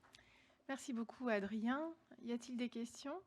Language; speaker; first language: French; native; French